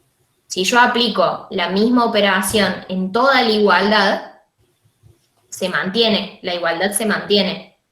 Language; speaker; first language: Spanish; native; Spanish